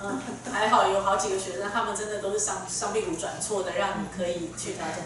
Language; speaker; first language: Chinese; native; Chinese